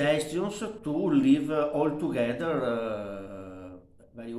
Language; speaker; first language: English; non-native, learner; Italian